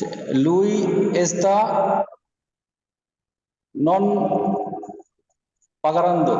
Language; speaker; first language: Italian; non-native, learner; Bangla